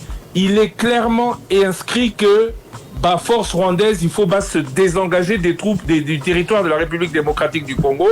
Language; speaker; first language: French; non-native, local second language; Lingala